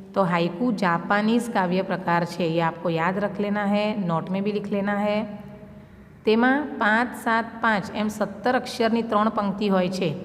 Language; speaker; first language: Urdu; non-native, local second language; Gujarati